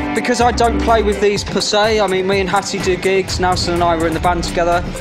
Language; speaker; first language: English; native; English